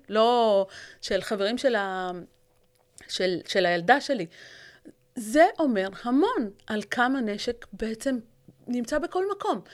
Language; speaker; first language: Hebrew; non-native, local second language; Arabic